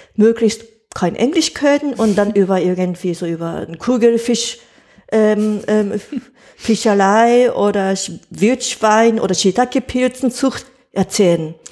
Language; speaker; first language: German; non-native, fluent; Japanese